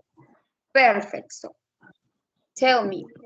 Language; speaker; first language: English; non-native, learner; Spanish